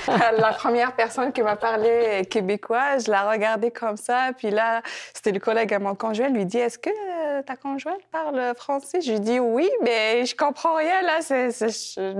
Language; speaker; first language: French; non-native, local second language; Kabyle